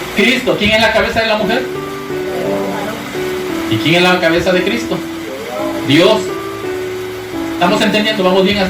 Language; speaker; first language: Spanish; native; Spanish